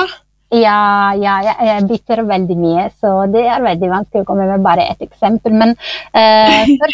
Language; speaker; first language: Norwegian; non-native, fluent; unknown